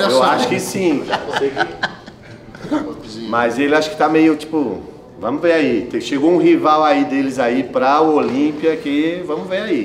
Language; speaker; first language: Portuguese; native; Portuguese